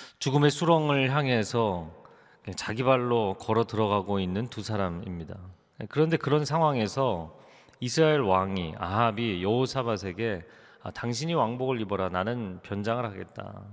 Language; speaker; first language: Korean; native; Korean